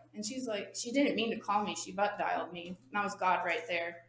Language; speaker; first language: English; native; English